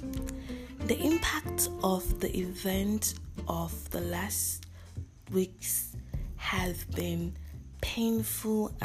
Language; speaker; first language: English; non-native, local second language; Yoruba